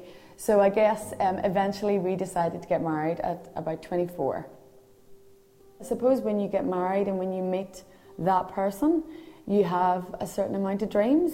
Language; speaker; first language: English; native; English